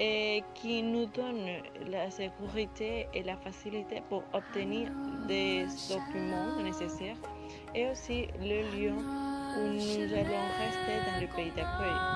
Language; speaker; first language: French; non-native, learner; Spanish